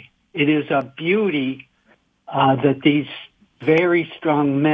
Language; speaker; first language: English; native; English